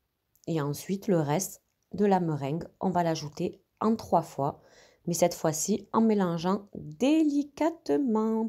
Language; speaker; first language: French; native; French